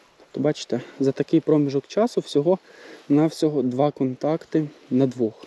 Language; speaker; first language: Ukrainian; native; Ukrainian